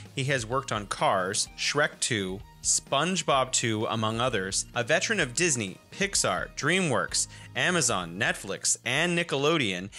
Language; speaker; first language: English; native; English